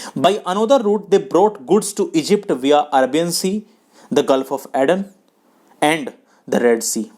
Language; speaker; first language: English; non-native, local second language; Hindi